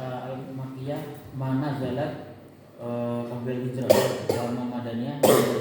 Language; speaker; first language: Arabic; non-native, learner; Indonesian